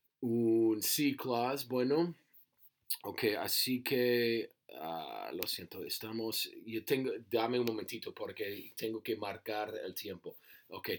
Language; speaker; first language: Spanish; non-native, learner; English